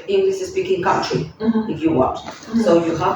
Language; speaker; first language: English; non-native, fluent; Spanish